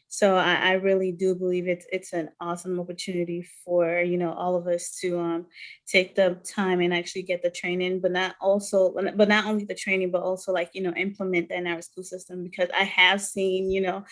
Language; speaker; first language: English; non-native, fluent; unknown